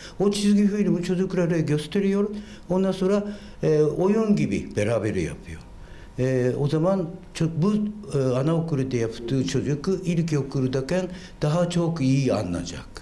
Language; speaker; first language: Turkish; non-native, fluent; Japanese